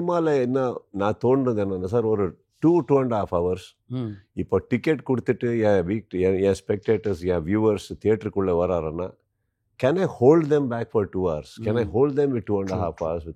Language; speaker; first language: Tamil; non-native, local second language; Kannada